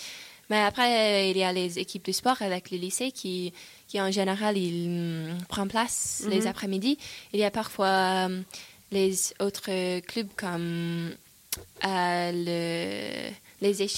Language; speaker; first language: French; non-native, learner; English